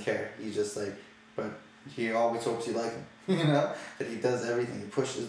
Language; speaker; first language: English; native; English